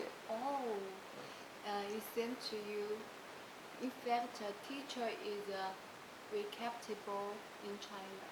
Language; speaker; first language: English; non-native, learner; Chinese